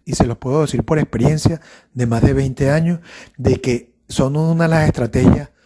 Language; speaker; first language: Spanish; native; Spanish